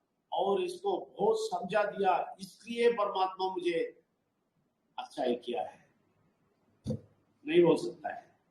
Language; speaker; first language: Hindi; non-native, local second language; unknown